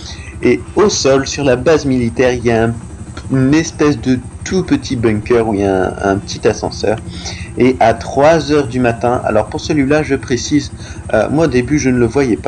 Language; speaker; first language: French; native; French